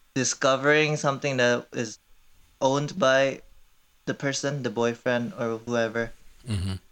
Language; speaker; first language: English; early bilingual, other home language; Korean